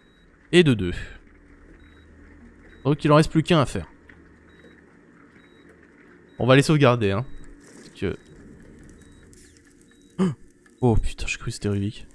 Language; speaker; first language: French; native; French